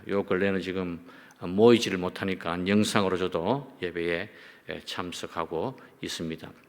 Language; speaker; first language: Korean; native; Korean